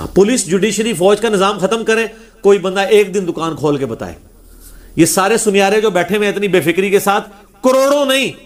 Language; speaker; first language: Urdu; non-native, local second language; Punjabi